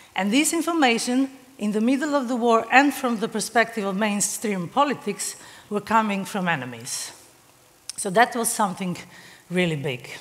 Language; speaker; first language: English; non-native, fluent; Serbian